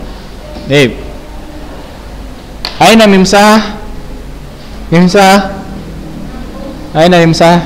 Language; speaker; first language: Arabic; non-native, fluent; Indonesian